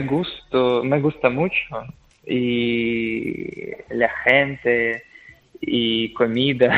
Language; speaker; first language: Spanish; non-native, learner; Ukrainian